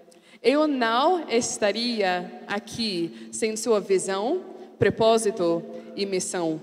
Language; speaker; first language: Portuguese; non-native, learner; English